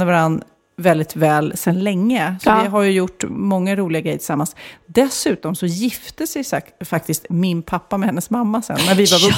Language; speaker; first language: Swedish; native; Swedish